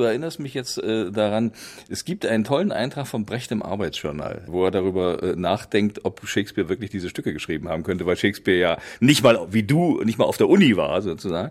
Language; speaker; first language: German; native; German